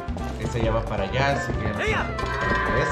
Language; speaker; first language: Spanish; native; Spanish